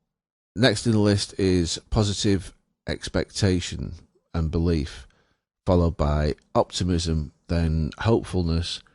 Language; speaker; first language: English; native; English